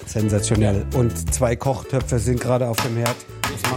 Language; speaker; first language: German; native; German